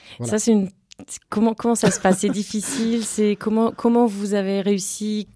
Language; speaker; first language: French; native; French